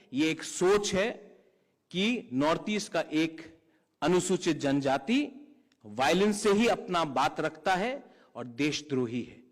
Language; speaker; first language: Hindi; non-native, local second language; Kok Borok